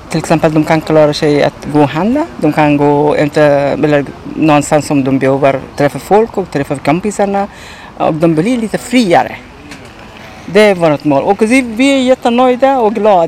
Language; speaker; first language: Swedish; non-native, learner; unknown